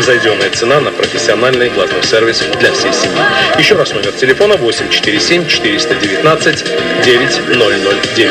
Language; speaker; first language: Russian; native; Russian